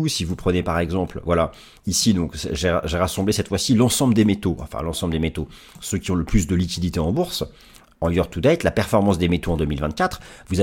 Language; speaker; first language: French; native; French